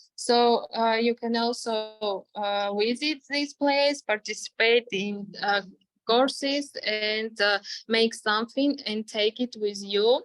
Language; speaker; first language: English; non-native, fluent; Armenian